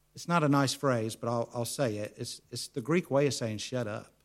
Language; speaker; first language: English; native; English